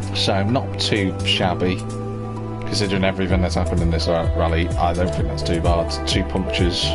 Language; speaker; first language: English; native; English